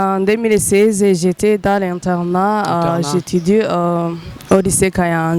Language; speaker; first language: French; non-native, local second language; Rundi